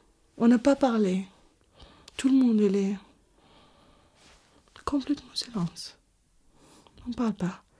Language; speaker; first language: French; non-native, learner; Arabic